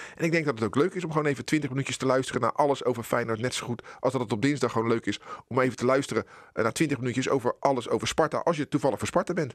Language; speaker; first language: Dutch; native; Dutch